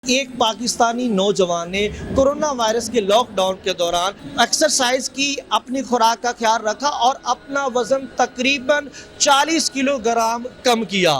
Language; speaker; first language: Urdu; native; Urdu